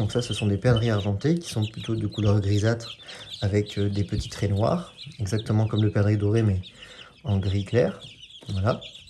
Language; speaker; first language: French; native; French